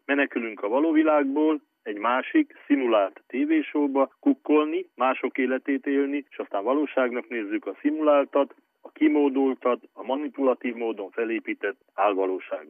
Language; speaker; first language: Hungarian; native; Hungarian